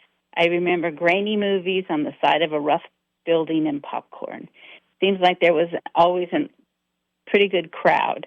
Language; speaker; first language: English; native; English